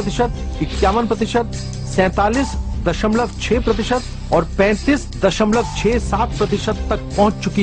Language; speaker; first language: Hindi; native; Hindi